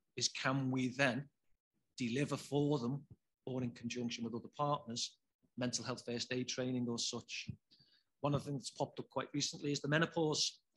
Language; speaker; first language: English; native; English